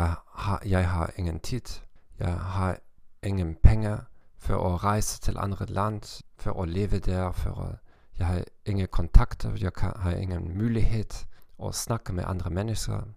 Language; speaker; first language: Norwegian; non-native, learner; German